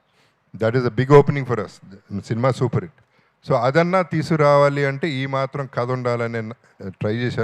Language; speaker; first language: Telugu; native; Telugu